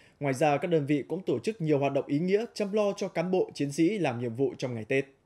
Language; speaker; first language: Vietnamese; native; Vietnamese